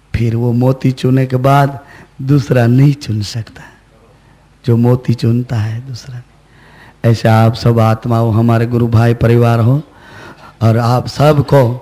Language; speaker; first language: Hindi; non-native, local second language; Gujarati